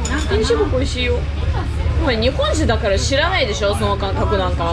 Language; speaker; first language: Japanese; non-native, fluent; Russian